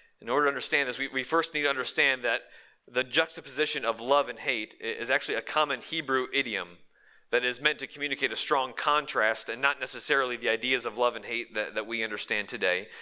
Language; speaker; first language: English; native; English